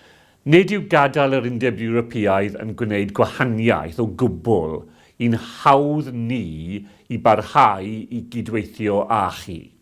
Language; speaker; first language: Welsh; non-native, local second language; English